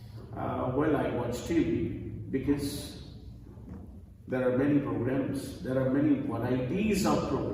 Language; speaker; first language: English; non-native, local second language; Hindi